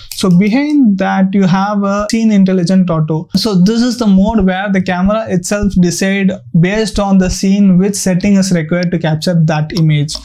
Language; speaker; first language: English; non-native, local second language; Tamil